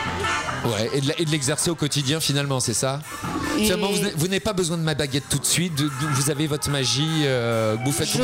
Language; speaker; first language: French; native; French